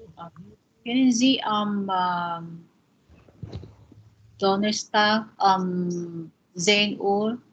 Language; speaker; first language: German; non-native, learner; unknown